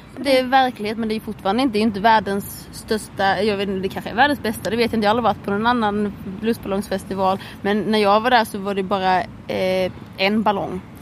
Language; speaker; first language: Swedish; native; Swedish